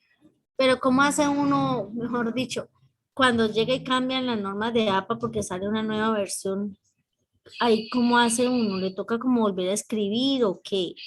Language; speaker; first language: Spanish; native; Spanish